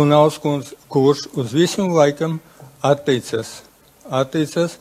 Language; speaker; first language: Latvian; non-native, local second language; Russian